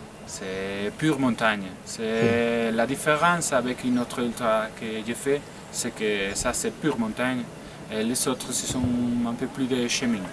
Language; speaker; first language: French; non-native, learner; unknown